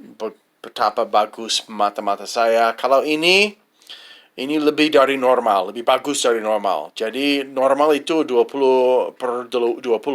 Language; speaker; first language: Indonesian; non-native, fluent; English